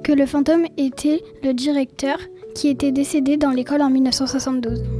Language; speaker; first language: French; native; French